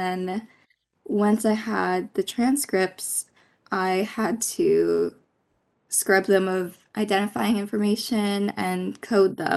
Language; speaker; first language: English; non-native, local second language; Filipino